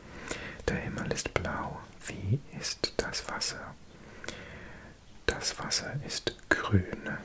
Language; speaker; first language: German; non-native, learner; English